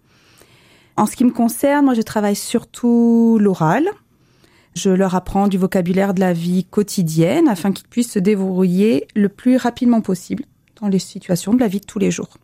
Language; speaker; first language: French; native; French